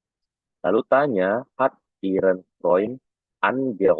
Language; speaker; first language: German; non-native, fluent; Indonesian